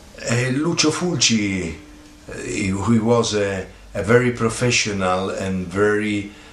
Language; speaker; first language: English; non-native, fluent; Italian